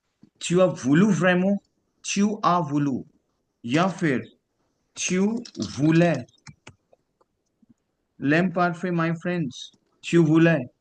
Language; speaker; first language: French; non-native, fluent; Hindi